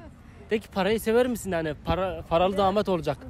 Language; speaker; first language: Turkish; native; Turkish